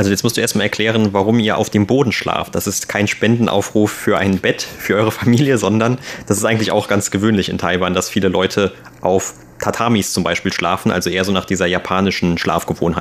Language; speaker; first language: German; native; German